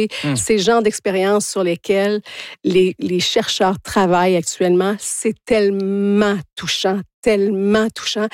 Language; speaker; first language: French; native; French